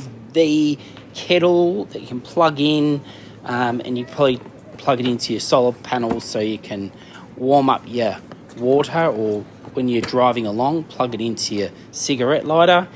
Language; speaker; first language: English; native; English